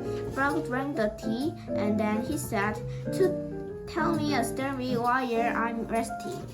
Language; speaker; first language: English; non-native, learner; Korean